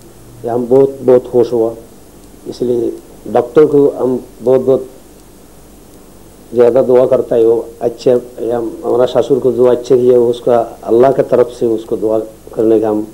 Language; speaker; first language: Hindi; non-native, learner; Bangla